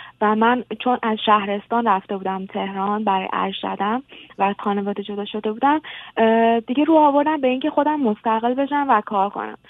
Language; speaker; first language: Persian; native; Persian